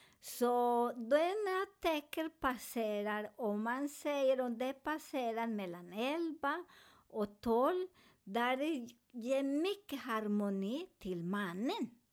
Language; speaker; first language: Swedish; non-native, learner; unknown